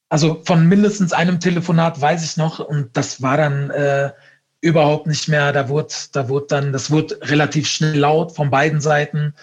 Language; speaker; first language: German; native; German